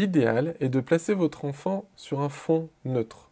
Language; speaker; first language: French; native; French